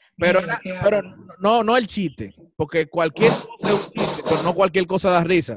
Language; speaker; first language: Spanish; native; Spanish